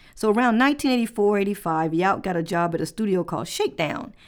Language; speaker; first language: English; native; English